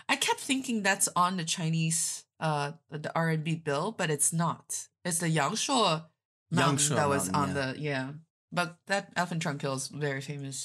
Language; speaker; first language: English; non-native, fluent; Chinese